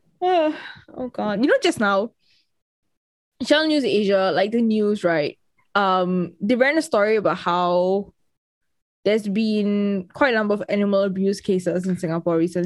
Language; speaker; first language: English; native; English